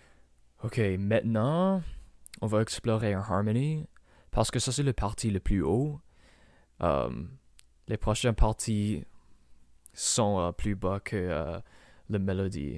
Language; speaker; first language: French; non-native, local second language; English